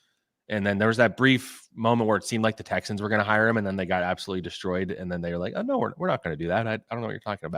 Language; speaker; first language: English; native; English